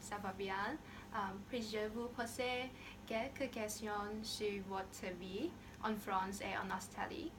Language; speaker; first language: French; non-native, learner; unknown